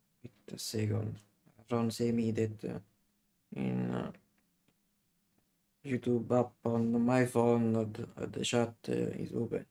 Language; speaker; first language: English; non-native, learner; Italian